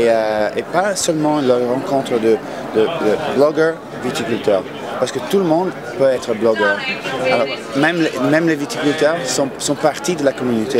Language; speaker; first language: French; non-native, fluent; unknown